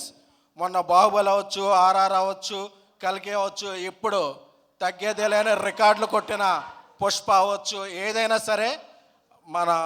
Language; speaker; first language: Telugu; native; Telugu